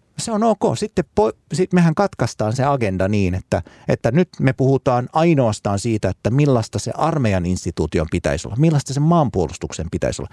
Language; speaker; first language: Finnish; early bilingual, other home language; Arabic